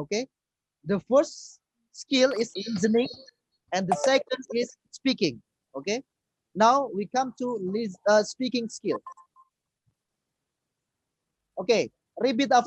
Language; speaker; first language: English; non-native, fluent; Indonesian